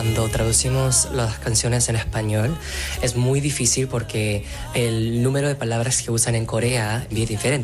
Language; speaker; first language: Spanish; non-native, fluent; Korean